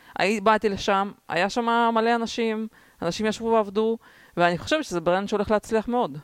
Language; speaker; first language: Hebrew; early bilingual, other home language; Russian